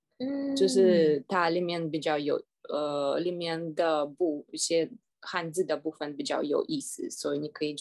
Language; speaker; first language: Chinese; non-native, fluent; Russian